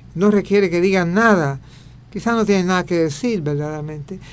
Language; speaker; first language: Spanish; early bilingual, heritage; Spanish